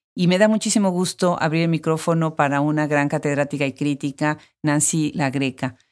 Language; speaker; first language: Spanish; native; Spanish